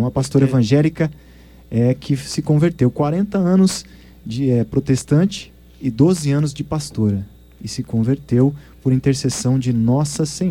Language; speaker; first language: Portuguese; native; Portuguese